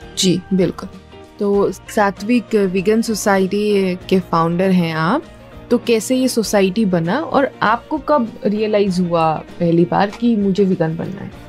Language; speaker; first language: Hindi; native; Hindi